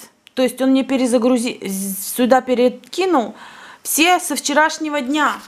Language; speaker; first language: Russian; native; Russian